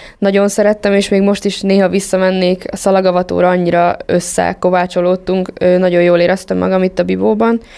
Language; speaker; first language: Hungarian; native; Hungarian